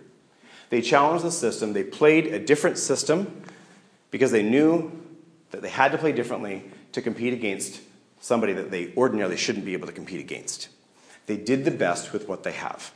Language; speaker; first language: English; native; English